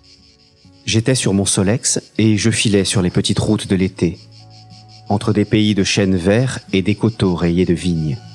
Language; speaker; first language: French; native; French